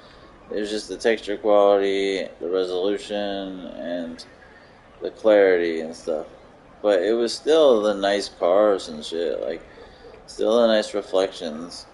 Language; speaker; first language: English; native; English